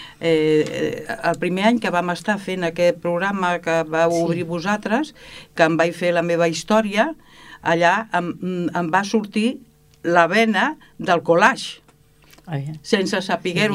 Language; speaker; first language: Catalan; native; Catalan